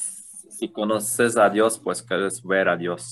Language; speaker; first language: Spanish; non-native, fluent; Korean